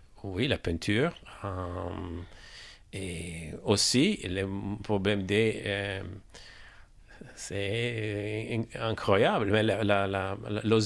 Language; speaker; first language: French; non-native, learner; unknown